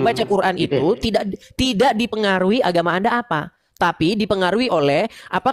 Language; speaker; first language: Indonesian; native; Indonesian